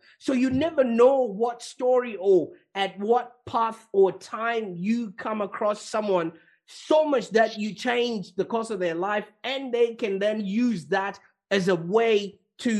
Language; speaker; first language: English; non-native, local second language; Shona